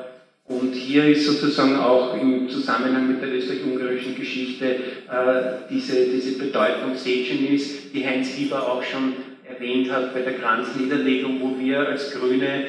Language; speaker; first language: German; native; German